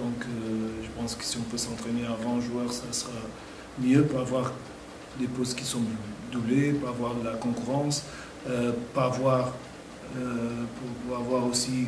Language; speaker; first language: French; non-native, fluent; Portuguese